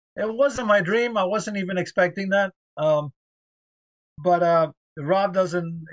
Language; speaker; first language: English; early bilingual, other home language; Spanish